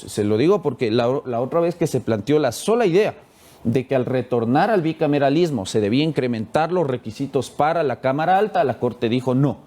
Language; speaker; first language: Spanish; native; Spanish